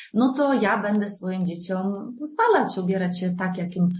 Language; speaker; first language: Polish; non-native, fluent; Ukrainian